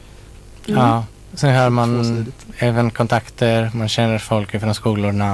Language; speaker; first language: Swedish; non-native, local second language; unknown